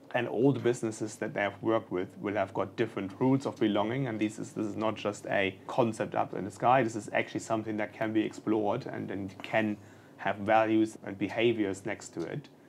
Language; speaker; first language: English; non-native, fluent; German